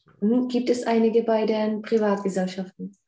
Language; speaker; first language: German; non-native, fluent; Czech